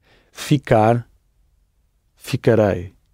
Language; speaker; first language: Portuguese; non-native, learner; English